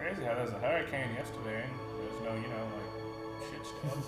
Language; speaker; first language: English; native; English